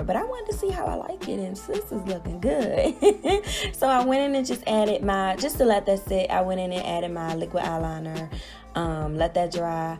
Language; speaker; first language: English; native; English